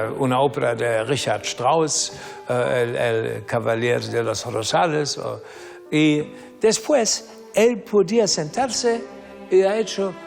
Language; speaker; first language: Spanish; non-native, learner; German